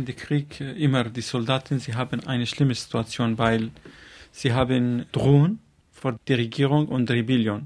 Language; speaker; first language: German; non-native, learner; Arabic